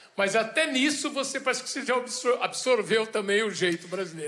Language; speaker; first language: Portuguese; native; Portuguese